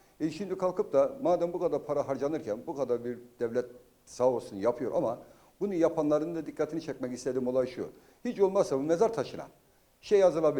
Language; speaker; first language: Turkish; native; Turkish